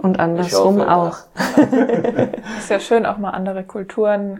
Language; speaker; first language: German; native; German